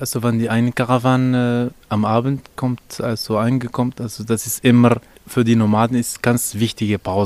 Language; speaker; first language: German; non-native, learner; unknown